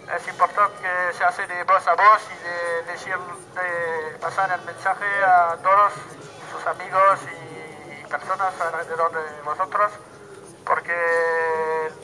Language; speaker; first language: Spanish; non-native, learner; French